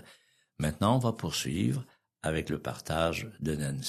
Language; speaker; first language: French; native; French